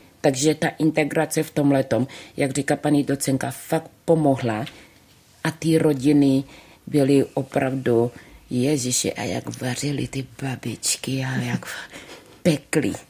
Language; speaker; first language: Czech; early bilingual, other home language; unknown